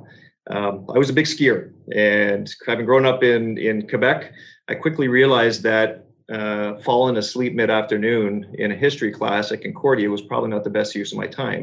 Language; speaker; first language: English; native; English